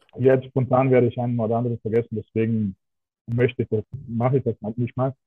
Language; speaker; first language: German; non-native, fluent; Russian